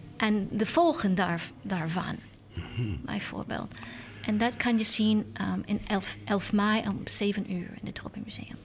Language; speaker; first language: Dutch; non-native, learner; English